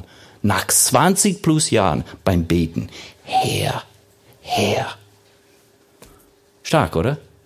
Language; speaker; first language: German; non-native, fluent; English